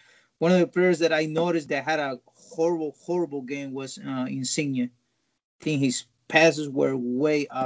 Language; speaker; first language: English; non-native, fluent; Spanish